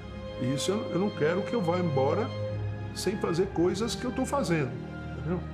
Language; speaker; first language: Portuguese; native; Portuguese